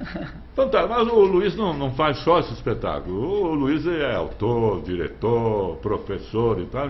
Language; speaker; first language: Portuguese; native; Portuguese